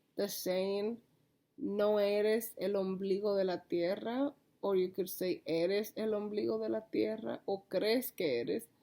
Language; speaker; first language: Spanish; early bilingual, heritage; Spanish